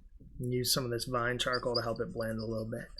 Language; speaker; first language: English; native; English